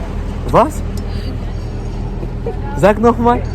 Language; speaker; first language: German; non-native, fluent; Bulgarian